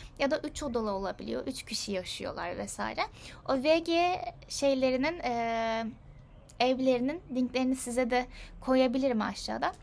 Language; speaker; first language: Turkish; native; Turkish